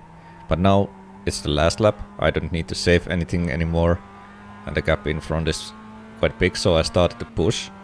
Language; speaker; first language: English; non-native, fluent; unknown